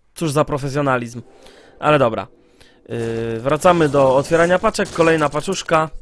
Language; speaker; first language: Polish; native; Polish